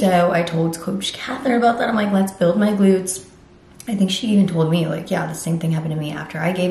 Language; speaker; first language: English; native; English